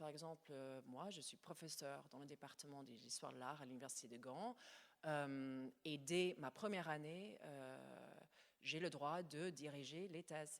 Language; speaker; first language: French; non-native, fluent; English